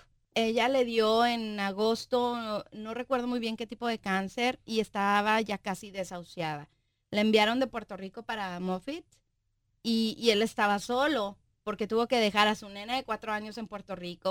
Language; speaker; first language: Spanish; native; Spanish